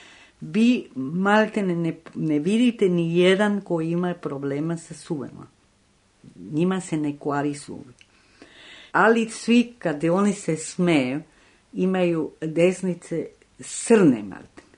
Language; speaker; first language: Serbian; non-native, fluent; Spanish